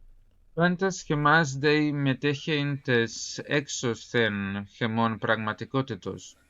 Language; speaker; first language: Greek; non-native, fluent; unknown